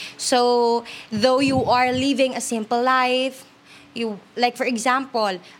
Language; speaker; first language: English; non-native, local second language; Hiligaynon